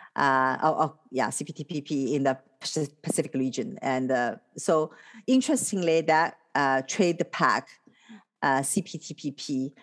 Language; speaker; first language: English; non-native, fluent; Chinese